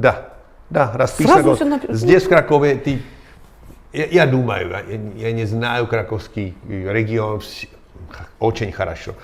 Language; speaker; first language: Russian; non-native, learner; Czech